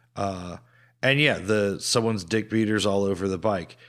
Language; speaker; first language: English; native; English